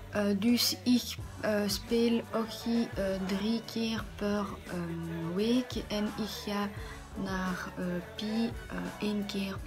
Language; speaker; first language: Dutch; non-native, learner; French